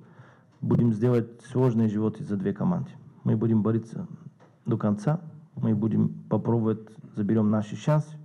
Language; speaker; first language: Russian; non-native, learner; Bulgarian